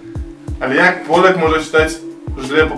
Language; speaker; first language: Polish; non-native, fluent; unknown